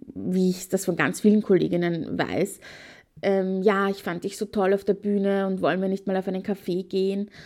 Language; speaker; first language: German; native; German